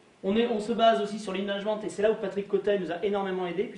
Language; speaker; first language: French; native; French